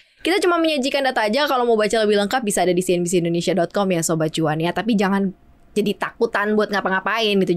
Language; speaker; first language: Indonesian; native; Indonesian